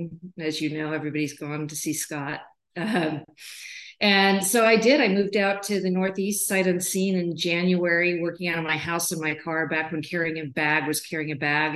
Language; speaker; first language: English; native; English